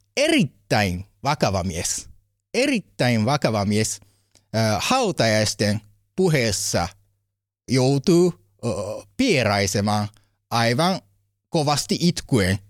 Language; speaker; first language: Finnish; non-native, learner; Japanese